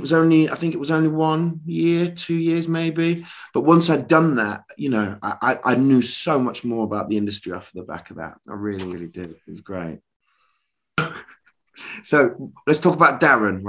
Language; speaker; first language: English; native; English